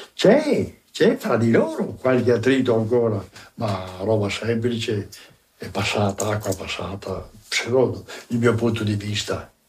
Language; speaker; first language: Italian; native; Italian